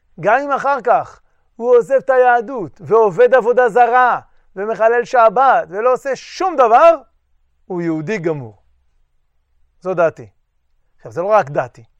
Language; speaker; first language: Hebrew; native; Hebrew